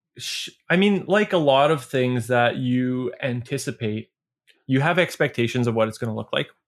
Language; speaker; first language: English; native; English